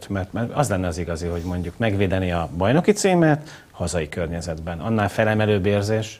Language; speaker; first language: Hungarian; native; Hungarian